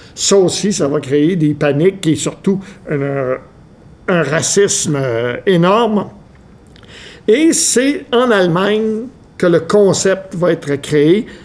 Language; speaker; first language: French; native; French